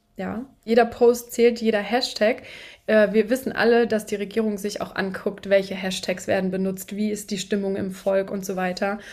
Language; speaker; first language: German; native; German